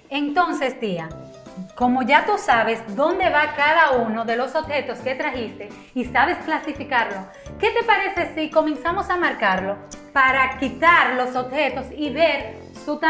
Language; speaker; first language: Spanish; native; Spanish